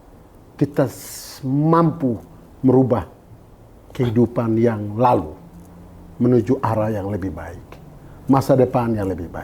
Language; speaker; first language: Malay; non-native, local second language; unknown